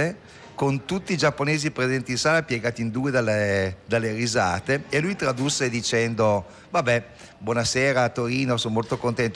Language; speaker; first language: Italian; native; Italian